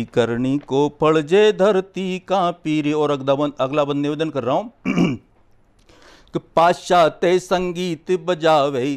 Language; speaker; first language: Hindi; native; Hindi